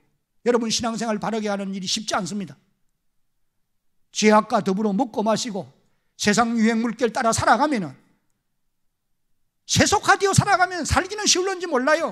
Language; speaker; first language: Korean; native; Korean